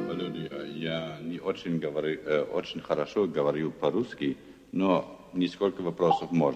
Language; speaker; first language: Russian; non-native, learner; German